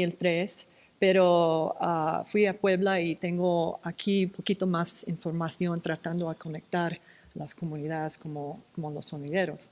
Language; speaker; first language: Spanish; non-native, fluent; English